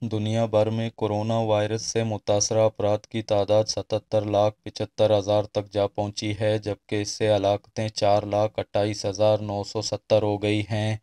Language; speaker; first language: Urdu; non-native, local second language; Baluchi